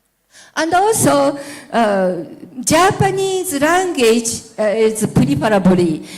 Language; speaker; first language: English; non-native, learner; Japanese